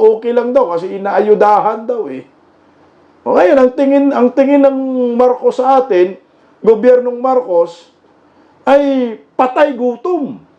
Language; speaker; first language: Filipino; non-native, local second language; Cebuano